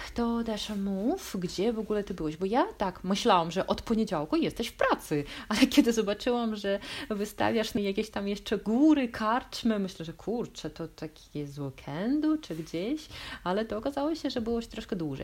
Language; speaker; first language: Polish; non-native, fluent; Russian